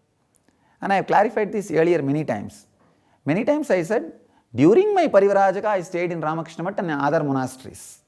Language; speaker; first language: English; non-native, local second language; Tamil